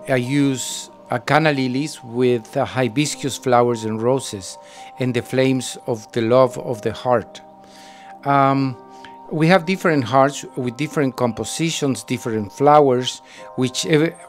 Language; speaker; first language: English; non-native, fluent; Spanish